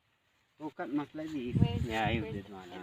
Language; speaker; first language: English; non-native, learner; Indonesian